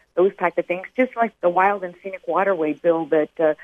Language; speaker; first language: English; native; English